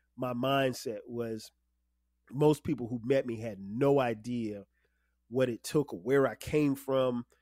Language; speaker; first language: English; native; English